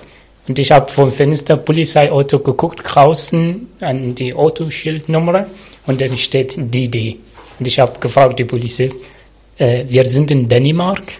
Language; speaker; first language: German; non-native, learner; Arabic